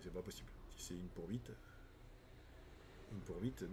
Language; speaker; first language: French; native; French